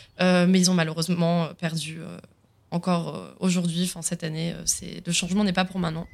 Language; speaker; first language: French; early bilingual, other home language; Swiss German